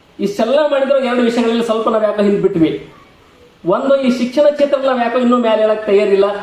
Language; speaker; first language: Kannada; native; Kannada